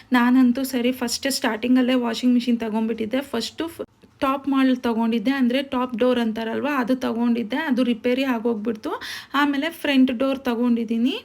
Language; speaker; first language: Kannada; native; Kannada